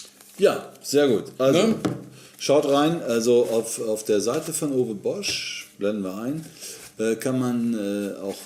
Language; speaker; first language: German; native; German